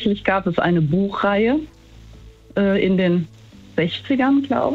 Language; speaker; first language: German; native; German